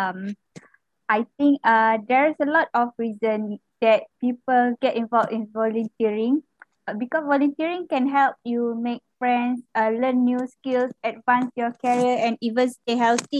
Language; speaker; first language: English; non-native, local second language; Malay